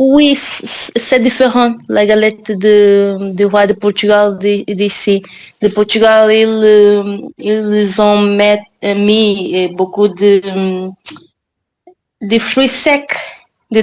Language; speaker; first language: French; non-native, learner; Portuguese